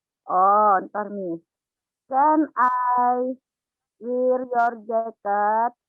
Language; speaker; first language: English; non-native, learner; Indonesian